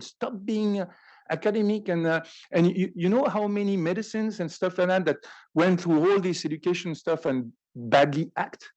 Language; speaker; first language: English; non-native, fluent; French